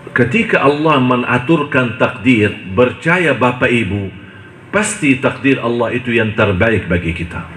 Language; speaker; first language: Indonesian; non-native, fluent; Arabic